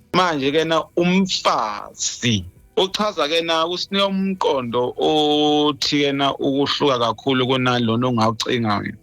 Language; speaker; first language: Zulu; native; Zulu